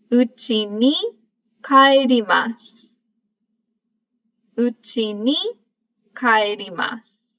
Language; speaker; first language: Japanese; non-native, fluent; English